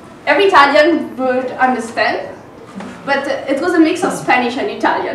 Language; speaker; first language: English; non-native, fluent; Italian